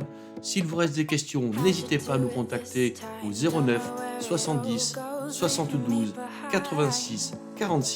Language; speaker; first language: French; native; French